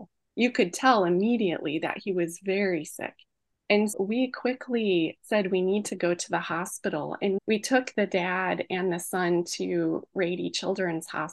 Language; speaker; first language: English; native; English